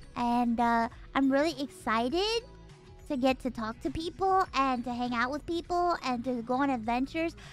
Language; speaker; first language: English; early bilingual, other home language; Spanish